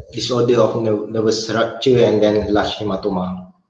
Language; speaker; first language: English; non-native, local second language; Malay